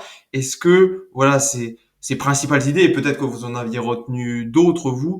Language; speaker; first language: French; native; French